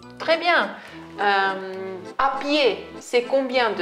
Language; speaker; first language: French; non-native, fluent; Estonian